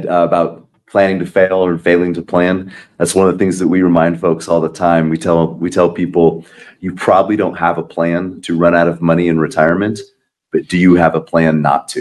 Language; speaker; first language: English; native; English